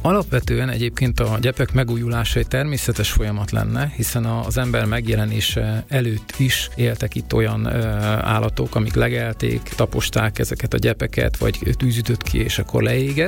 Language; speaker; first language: Hungarian; native; Hungarian